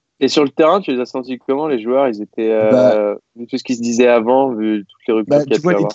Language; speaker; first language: French; native; French